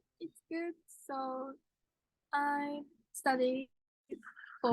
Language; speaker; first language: English; non-native, learner; Japanese